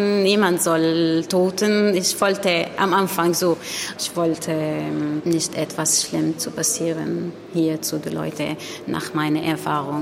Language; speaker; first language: German; non-native, learner; Arabic